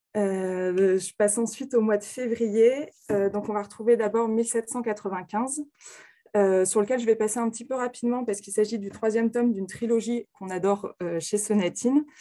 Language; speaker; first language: French; native; French